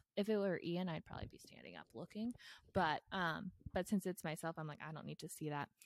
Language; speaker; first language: English; native; English